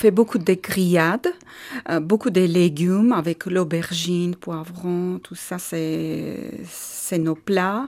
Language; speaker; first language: French; non-native, learner; Armenian